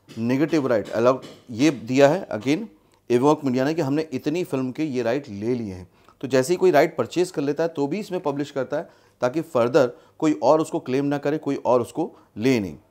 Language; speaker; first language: Hindi; native; Hindi